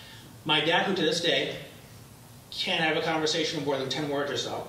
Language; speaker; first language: English; native; English